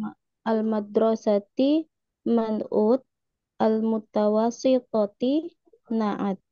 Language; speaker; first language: Arabic; non-native, learner; Malay